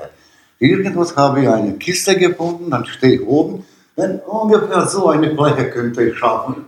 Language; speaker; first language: German; non-native, learner; Bosnian